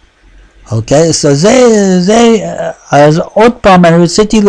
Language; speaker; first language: Hebrew; non-native, fluent; English